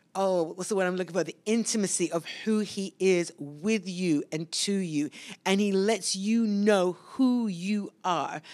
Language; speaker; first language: English; native; English